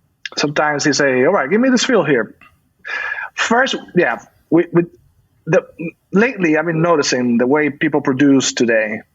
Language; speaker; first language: English; non-native, fluent; Spanish